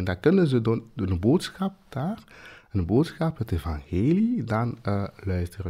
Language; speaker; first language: Dutch; non-native, fluent; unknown